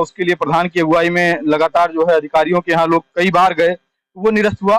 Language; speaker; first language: Hindi; native; Hindi